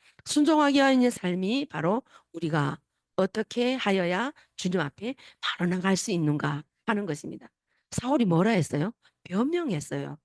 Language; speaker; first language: Korean; native; Korean